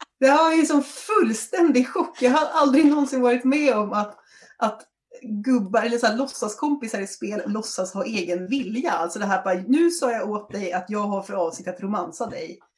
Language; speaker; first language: Swedish; native; Swedish